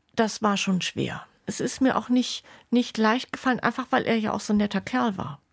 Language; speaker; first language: German; native; German